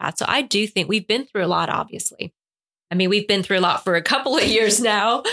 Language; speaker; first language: English; non-native, fluent; Spanish